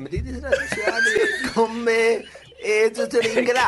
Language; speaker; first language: Italian; non-native, learner; English